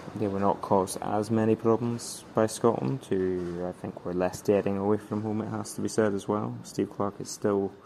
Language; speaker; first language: English; native; English